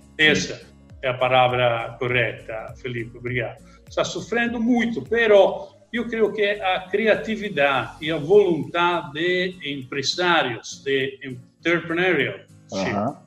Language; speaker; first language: Portuguese; non-native, learner; Italian